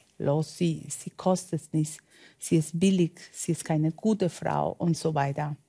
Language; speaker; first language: German; non-native, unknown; Spanish